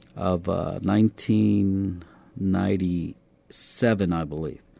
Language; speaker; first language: English; native; English